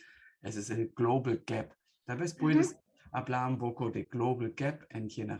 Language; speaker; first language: Spanish; non-native, fluent; German